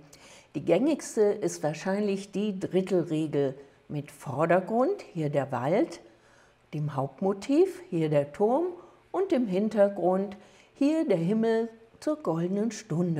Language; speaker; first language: German; native; German